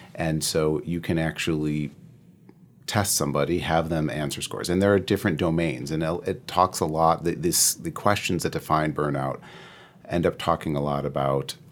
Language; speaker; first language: English; native; English